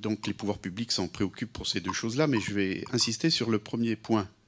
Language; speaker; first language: French; native; French